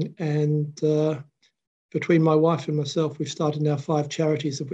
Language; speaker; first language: English; native; English